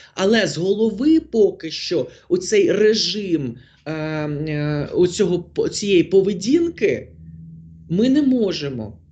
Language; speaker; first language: Ukrainian; non-native, local second language; Russian